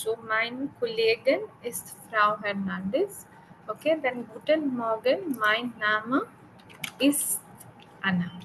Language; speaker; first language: German; non-native, learner; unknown